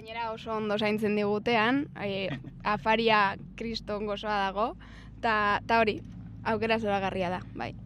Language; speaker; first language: Basque; non-native, local second language; Spanish